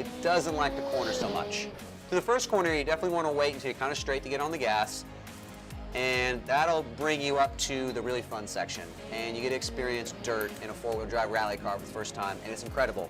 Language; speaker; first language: English; native; English